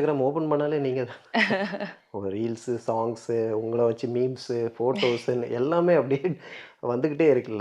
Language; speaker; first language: Tamil; native; Tamil